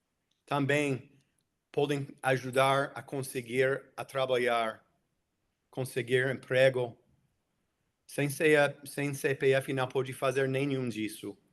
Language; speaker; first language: Portuguese; non-native, fluent; English